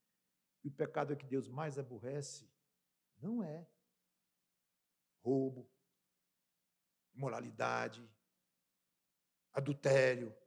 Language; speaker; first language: Portuguese; native; Portuguese